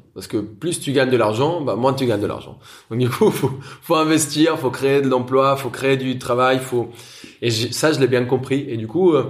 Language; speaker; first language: French; non-native, fluent; Spanish